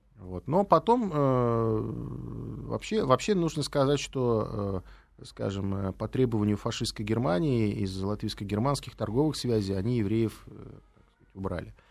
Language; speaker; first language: Russian; native; Russian